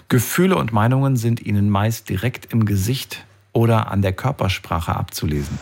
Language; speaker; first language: German; native; German